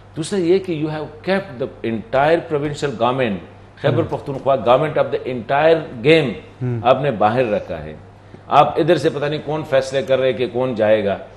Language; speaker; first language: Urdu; non-native, local second language; Pashto